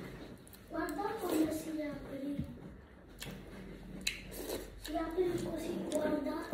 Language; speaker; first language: Italian; early bilingual, other home language; Filipino